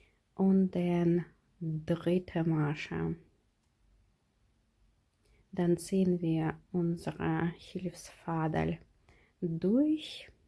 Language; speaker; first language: German; non-native, fluent; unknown